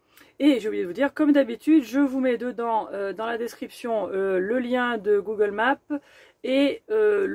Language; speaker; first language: French; native; French